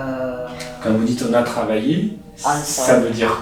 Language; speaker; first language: French; native; French